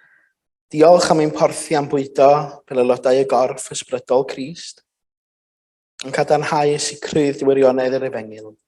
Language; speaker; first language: Welsh; native; Welsh